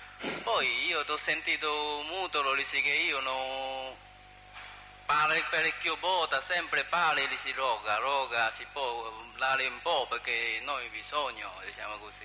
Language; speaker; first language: Italian; non-native, learner; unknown